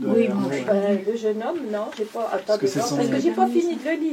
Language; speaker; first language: French; native; French